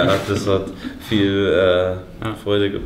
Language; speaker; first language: German; early bilingual, heritage; English